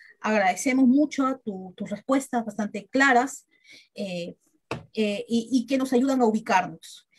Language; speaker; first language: Spanish; native; Spanish